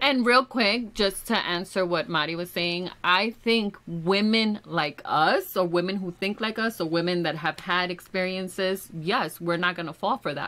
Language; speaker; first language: English; early bilingual, other home language; Spanish